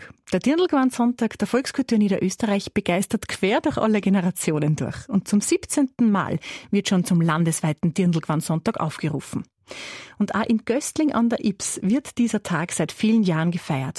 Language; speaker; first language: German; native; German